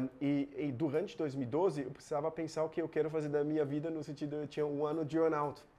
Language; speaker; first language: Portuguese; non-native, fluent; German